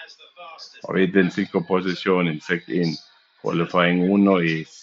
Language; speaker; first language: Spanish; non-native, learner; English